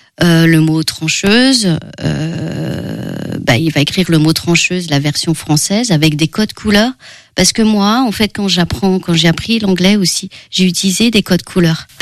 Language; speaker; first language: French; early bilingual, other home language; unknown